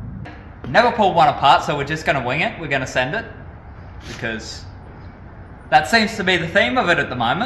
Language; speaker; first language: English; native; English